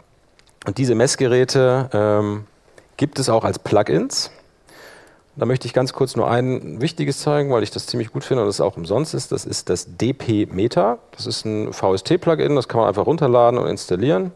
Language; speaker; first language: German; native; German